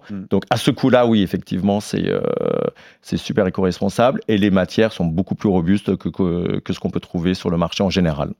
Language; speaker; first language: French; non-native, fluent; English